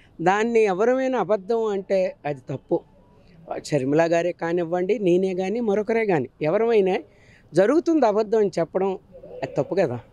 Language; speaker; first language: Telugu; native; Telugu